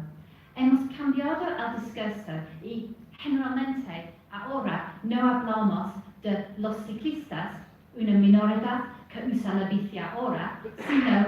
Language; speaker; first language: Spanish; non-native, fluent; English